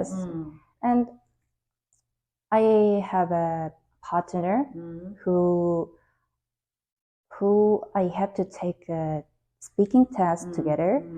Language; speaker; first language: English; non-native, learner; Korean